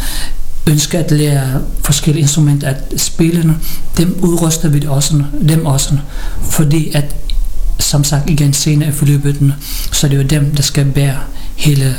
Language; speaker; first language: Danish; non-native, learner; Filipino